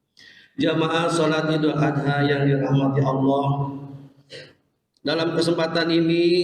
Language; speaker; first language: Indonesian; native; Indonesian